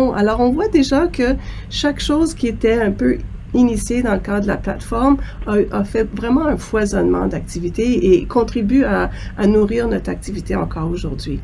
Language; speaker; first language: French; native; French